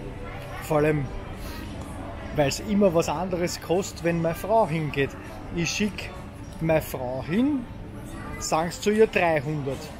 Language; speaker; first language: German; native; German